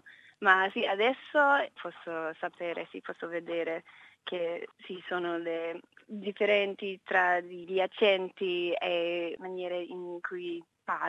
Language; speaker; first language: Italian; non-native, learner; English